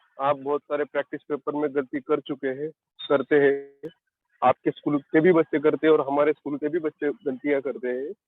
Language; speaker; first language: Hindi; non-native, local second language; Marathi